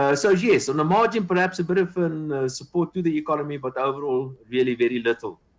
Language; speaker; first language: English; non-native, local second language; Afrikaans